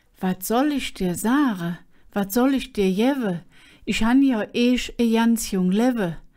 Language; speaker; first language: German; native; German